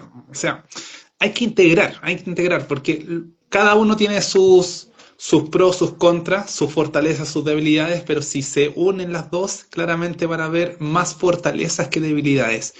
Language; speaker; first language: Spanish; native; Spanish